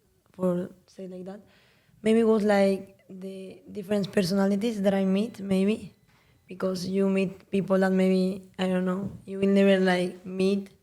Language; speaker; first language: English; non-native, learner; Spanish